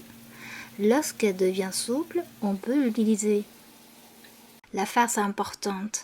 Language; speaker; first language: French; non-native, fluent; Chinese